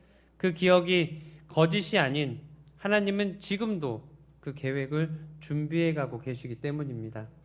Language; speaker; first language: Korean; native; Korean